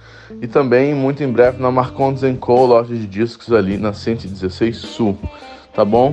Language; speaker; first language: Portuguese; native; Portuguese